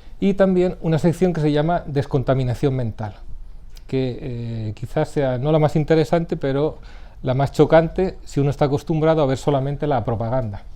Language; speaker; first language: Spanish; native; Spanish